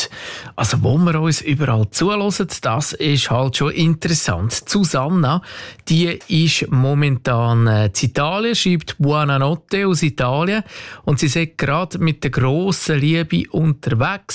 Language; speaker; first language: German; native; German